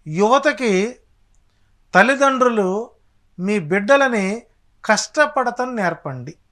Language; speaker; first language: Telugu; native; Telugu